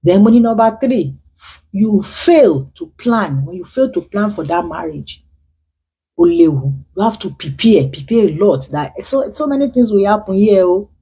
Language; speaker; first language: English; non-native, local second language; Yoruba